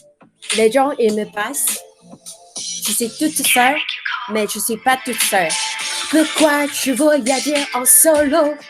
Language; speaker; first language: French; non-native, learner; Korean